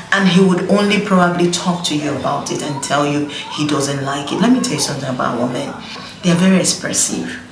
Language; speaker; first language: English; non-native, local second language; Igbo